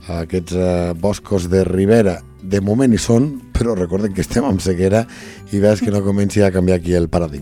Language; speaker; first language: Catalan; native; Catalan